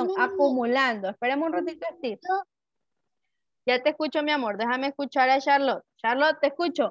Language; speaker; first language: Spanish; native; Spanish